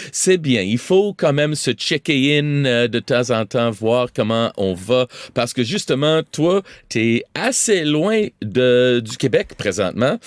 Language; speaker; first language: French; non-native, local second language; English